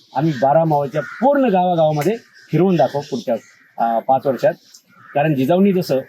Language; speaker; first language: Marathi; native; Marathi